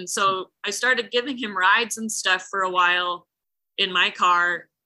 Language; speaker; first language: English; native; English